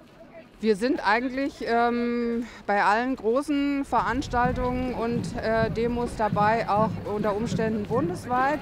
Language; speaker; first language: German; native; German